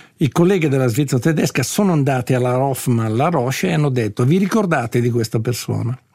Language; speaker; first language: Italian; native; Italian